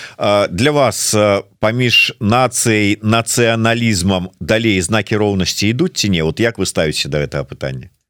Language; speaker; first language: Belarusian; native; Belarusian